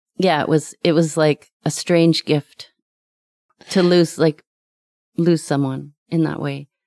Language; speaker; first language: English; native; English